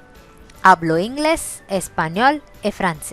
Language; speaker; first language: Spanish; non-native, fluent; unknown